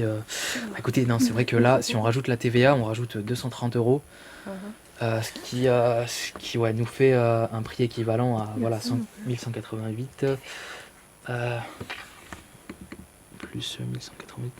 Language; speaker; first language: French; native; French